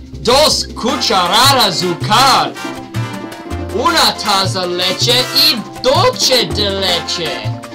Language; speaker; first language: Spanish; non-native, learner; English